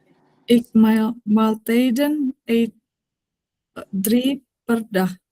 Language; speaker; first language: Dutch; non-native, learner; Indonesian